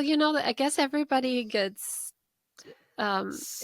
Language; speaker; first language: English; native; English